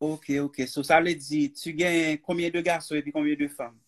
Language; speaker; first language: French; non-native, learner; Haitian Creole